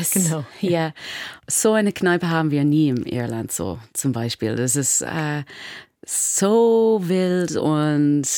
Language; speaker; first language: German; non-native, learner; English